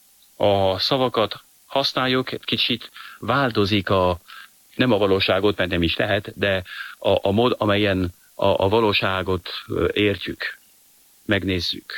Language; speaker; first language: Hungarian; non-native, fluent; French